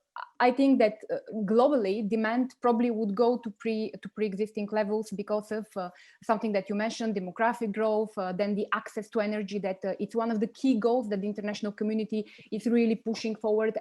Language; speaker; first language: English; non-native, fluent; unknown